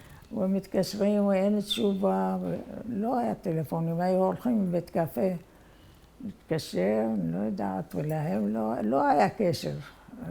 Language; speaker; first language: Hebrew; non-native, fluent; Arabic